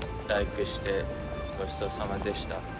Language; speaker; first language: Japanese; non-native, learner; English